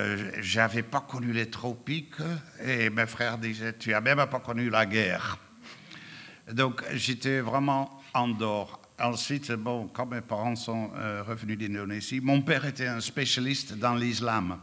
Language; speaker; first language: French; non-native, fluent; Dutch